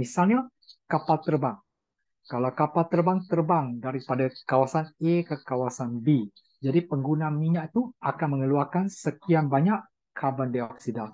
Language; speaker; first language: Malay; non-native, local second language; Chinese